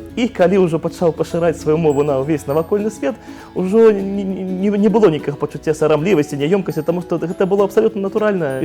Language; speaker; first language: Belarusian; non-native, local second language; Russian